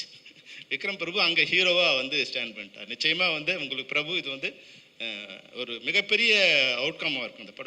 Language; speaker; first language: Tamil; native; Tamil